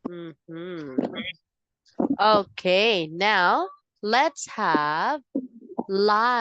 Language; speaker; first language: English; non-native, fluent; Filipino